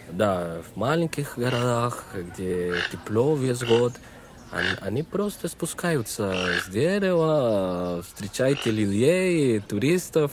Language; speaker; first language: Russian; non-native, learner; Spanish